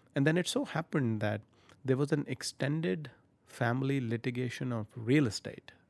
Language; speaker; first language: English; non-native, local second language; Punjabi